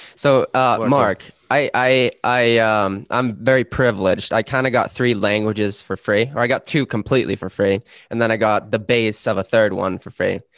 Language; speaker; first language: English; non-native, fluent; Swedish